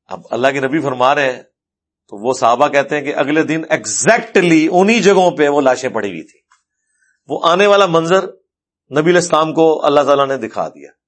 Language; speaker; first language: Urdu; non-native, local second language; Punjabi